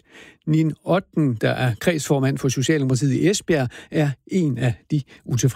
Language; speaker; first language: Danish; native; Danish